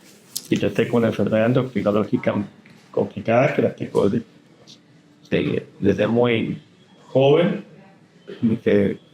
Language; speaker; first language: Spanish; native; Spanish